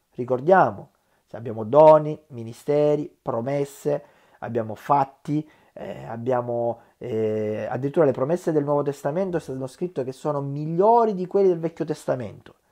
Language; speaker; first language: Italian; native; Italian